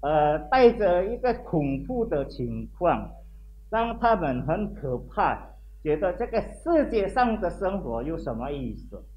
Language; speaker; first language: Chinese; non-native, local second language; Indonesian